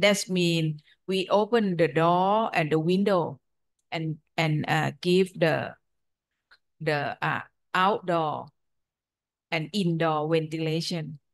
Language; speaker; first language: English; non-native, fluent; Thai